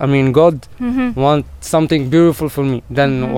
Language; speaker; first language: English; non-native, learner; Arabic